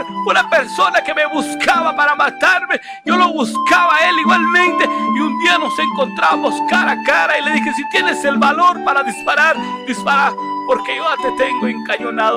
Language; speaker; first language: Spanish; native; Spanish